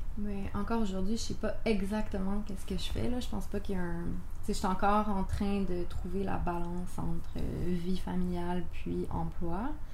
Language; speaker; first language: French; native; French